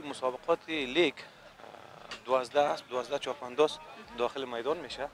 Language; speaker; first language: Persian; native; Persian